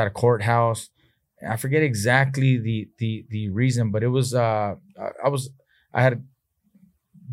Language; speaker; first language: English; native; English